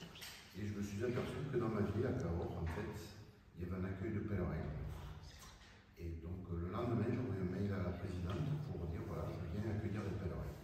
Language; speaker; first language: French; native; French